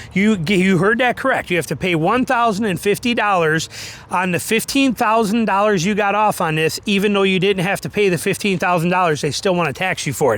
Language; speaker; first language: English; native; English